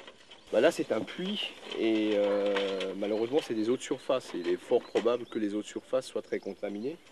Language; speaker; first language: French; native; French